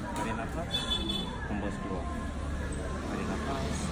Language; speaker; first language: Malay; non-native, local second language; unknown